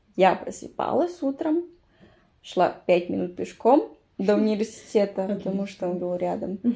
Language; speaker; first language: Russian; non-native, fluent; Spanish